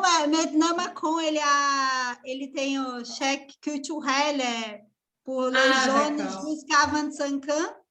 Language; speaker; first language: French; non-native, fluent; Portuguese